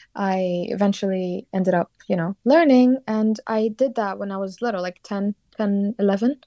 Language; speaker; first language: English; non-native, fluent; Kurdish